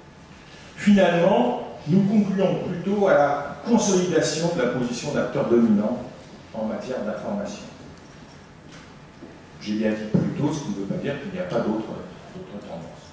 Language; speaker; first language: French; native; French